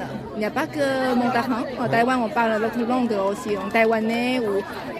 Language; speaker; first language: French; non-native, fluent; Chinese